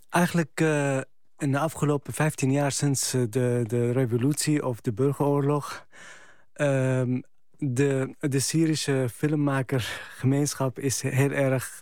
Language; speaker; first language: Dutch; non-native, fluent; Arabic